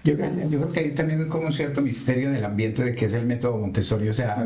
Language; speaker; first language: Spanish; native; Spanish